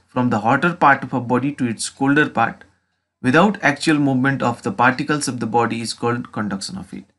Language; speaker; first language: English; non-native, local second language; Nepali